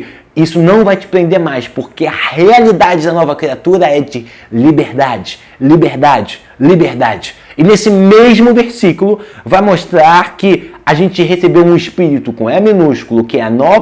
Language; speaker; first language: Portuguese; native; Portuguese